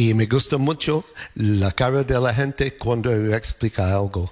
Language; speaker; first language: Spanish; non-native, learner; English